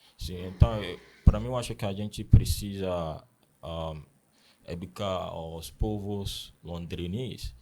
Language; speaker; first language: Portuguese; non-native, learner; Akan